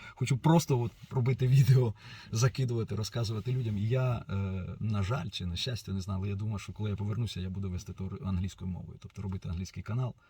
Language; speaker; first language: Ukrainian; non-native, local second language; Russian